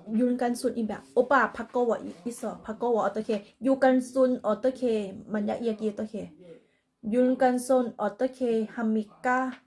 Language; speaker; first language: Korean; non-native, learner; Thai